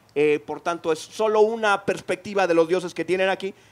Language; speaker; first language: Spanish; native; Spanish